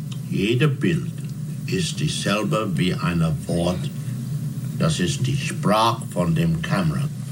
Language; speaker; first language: German; non-native, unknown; English